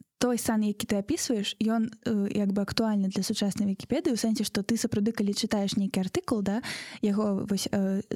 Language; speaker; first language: Belarusian; non-native, local second language; Russian